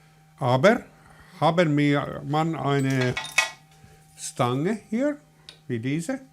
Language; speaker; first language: German; non-native, learner; Finnish